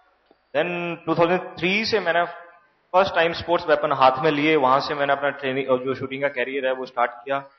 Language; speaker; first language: Hindi; native; Hindi